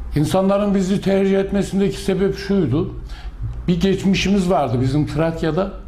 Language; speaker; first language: Turkish; native; Turkish